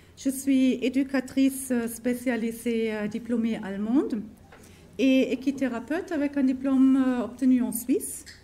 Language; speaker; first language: French; non-native, fluent; German